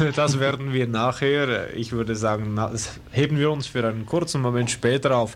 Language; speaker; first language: German; native; German